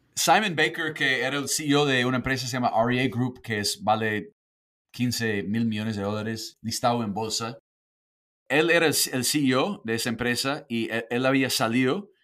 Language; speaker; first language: Spanish; non-native, fluent; English